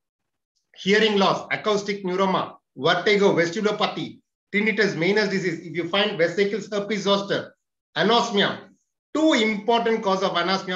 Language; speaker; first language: English; non-native, local second language; Telugu